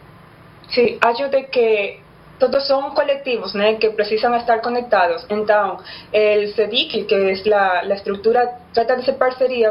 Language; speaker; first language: Portuguese; non-native, learner; Spanish